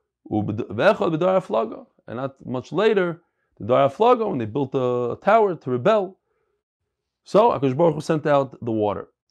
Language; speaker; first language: English; native; English